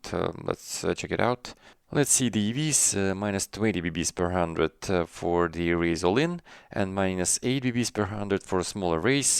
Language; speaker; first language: English; non-native, fluent; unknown